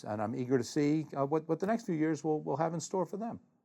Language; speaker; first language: English; native; English